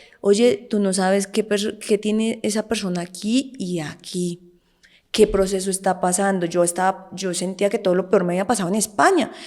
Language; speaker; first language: Spanish; native; Spanish